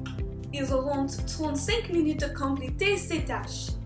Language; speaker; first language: French; non-native, learner; English